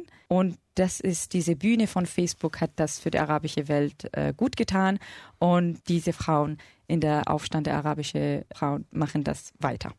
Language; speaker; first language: German; non-native, fluent; Arabic